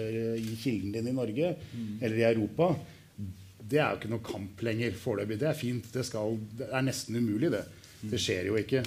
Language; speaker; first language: Norwegian; native; Norwegian